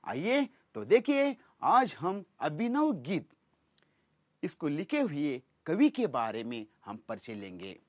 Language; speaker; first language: Hindi; non-native, local second language; Kannada